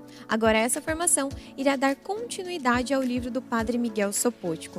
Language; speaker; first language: Portuguese; native; Portuguese